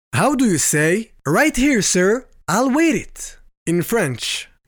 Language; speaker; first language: English; non-native, fluent; French